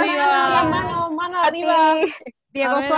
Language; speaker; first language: Spanish; native; Spanish